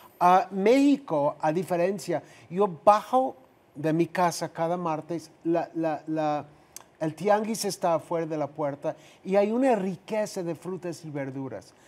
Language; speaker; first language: Spanish; non-native, fluent; English